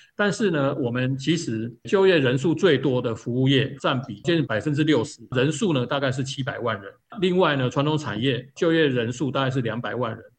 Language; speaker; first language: Chinese; native; Chinese